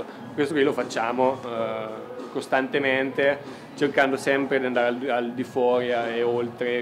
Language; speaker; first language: Italian; native; Italian